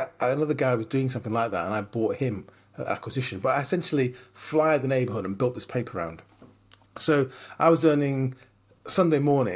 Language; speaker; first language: English; native; English